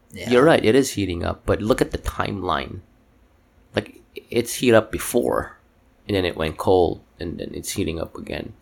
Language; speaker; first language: English; non-native, local second language; Cebuano